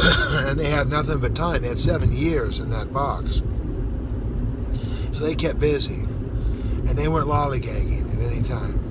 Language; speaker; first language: English; native; English